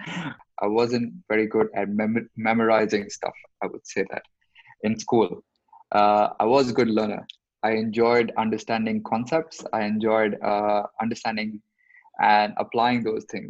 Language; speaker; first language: English; non-native, local second language; Hindi